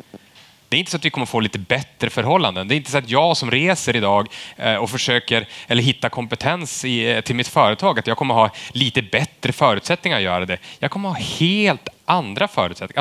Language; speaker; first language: Swedish; native; Swedish